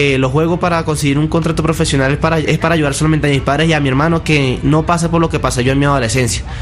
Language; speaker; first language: Spanish; native; Spanish